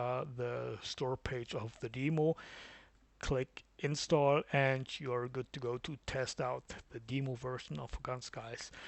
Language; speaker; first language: English; non-native, fluent; German